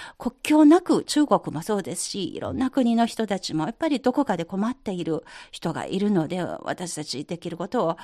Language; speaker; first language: Japanese; non-native, fluent; Chinese